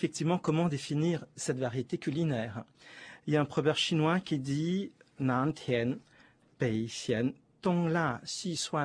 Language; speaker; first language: French; native; French